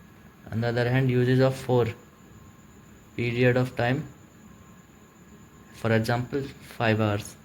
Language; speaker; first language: English; non-native, learner; Hindi